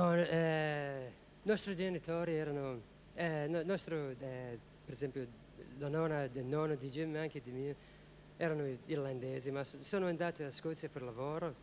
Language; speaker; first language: Italian; non-native, learner; English